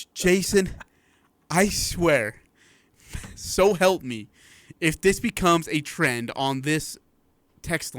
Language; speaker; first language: English; native; English